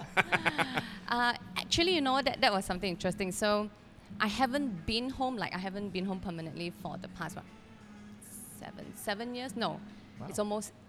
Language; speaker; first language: English; non-native, local second language; Cantonese